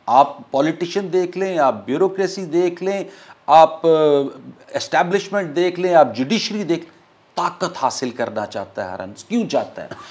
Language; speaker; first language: Urdu; non-native, local second language; Punjabi